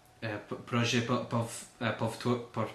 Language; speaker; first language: Polish; non-native, learner; English